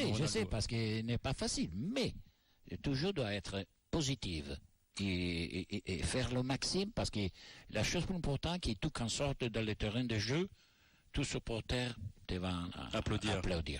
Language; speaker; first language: French; non-native, learner; Italian